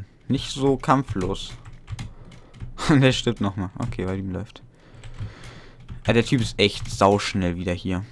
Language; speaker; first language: German; native; German